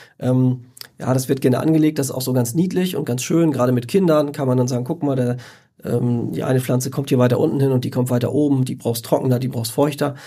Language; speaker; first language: German; native; German